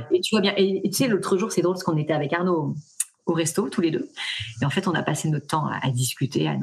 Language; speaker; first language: French; native; French